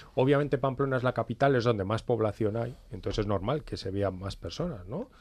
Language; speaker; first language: Spanish; native; Spanish